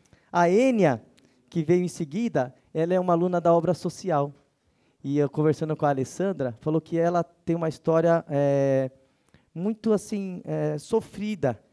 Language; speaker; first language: Portuguese; native; Portuguese